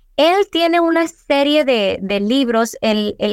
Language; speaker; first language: Spanish; early bilingual, heritage; Spanish